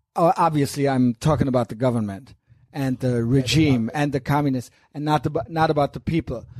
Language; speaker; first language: English; non-native, fluent; German